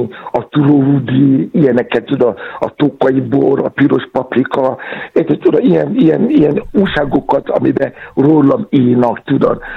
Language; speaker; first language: Hungarian; non-native, fluent; Yoruba